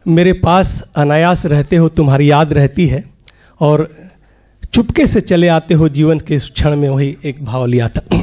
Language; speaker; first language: Hindi; native; Hindi